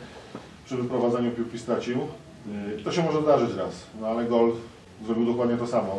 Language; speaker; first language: Polish; native; Polish